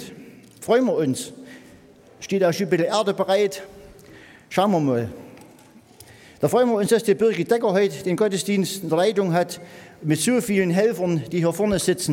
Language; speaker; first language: German; native; German